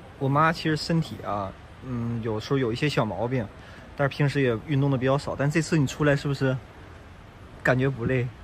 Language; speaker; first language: Chinese; native; Chinese